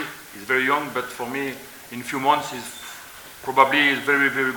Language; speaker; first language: English; non-native, learner; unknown